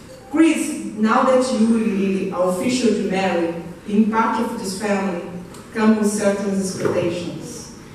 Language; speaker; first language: English; non-native, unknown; Portuguese